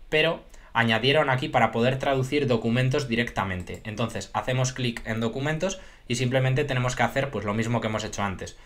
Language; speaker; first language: Spanish; native; Spanish